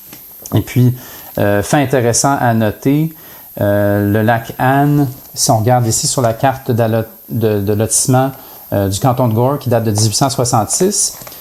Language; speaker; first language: French; native; French